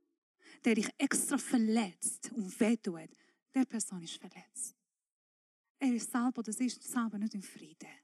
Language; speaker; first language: German; non-native, fluent; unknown